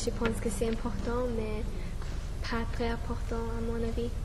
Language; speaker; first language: French; non-native, learner; English